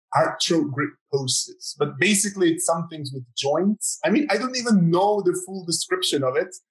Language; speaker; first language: English; non-native, fluent; Croatian